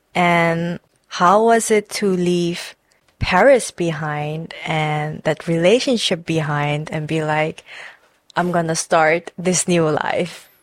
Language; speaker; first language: English; non-native, fluent; Chinese